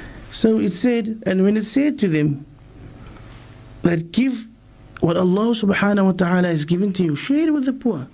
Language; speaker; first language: English; native; English